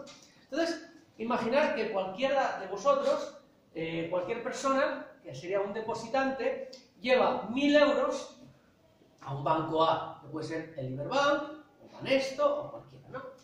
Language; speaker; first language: Spanish; native; Spanish